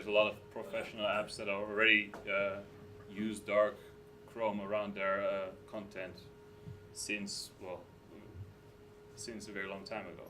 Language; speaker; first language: English; non-native, fluent; Dutch